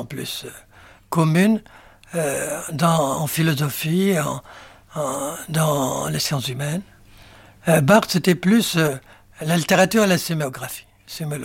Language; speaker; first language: French; non-native, local second language; Arabic